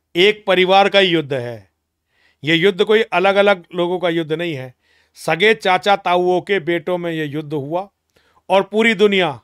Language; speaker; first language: Hindi; native; Hindi